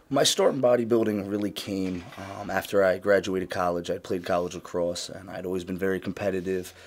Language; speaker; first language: English; native; English